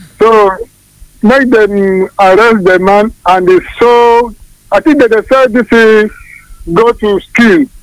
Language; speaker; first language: Nigerian Pidgin; non-native, local second language; Igbo